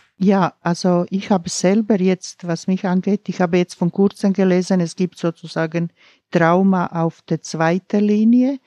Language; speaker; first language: German; non-native, fluent; Croatian